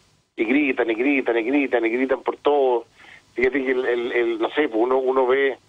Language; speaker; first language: Spanish; native; Spanish